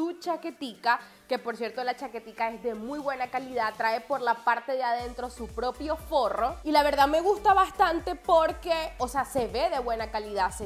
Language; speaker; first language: Spanish; native; Spanish